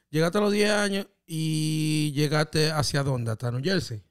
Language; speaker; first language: Spanish; native; Spanish